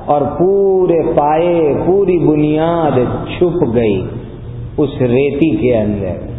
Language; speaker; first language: Urdu; non-native, local second language; Gujarati